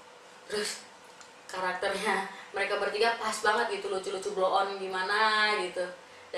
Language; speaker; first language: Indonesian; native; Indonesian